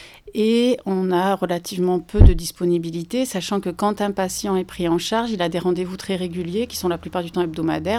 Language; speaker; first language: French; native; French